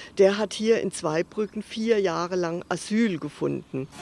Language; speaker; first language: German; native; German